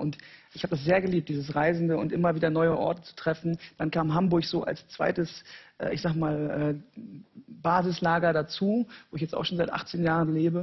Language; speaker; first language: German; native; German